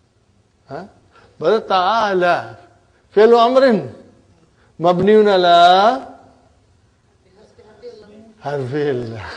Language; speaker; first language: Arabic; non-native, fluent; Urdu